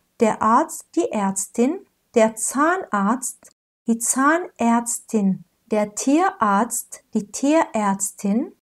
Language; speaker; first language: German; non-native, fluent; Turkish